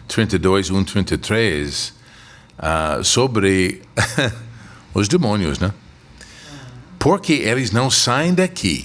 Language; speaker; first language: Portuguese; non-native, fluent; English